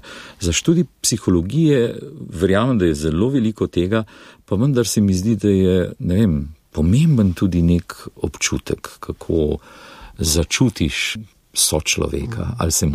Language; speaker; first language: Slovenian; native; Slovenian